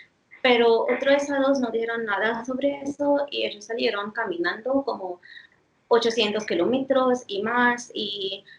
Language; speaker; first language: Spanish; non-native, fluent; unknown